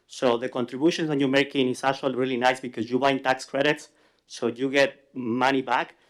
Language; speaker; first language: English; non-native, fluent; Spanish